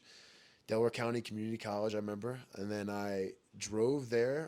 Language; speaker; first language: English; native; English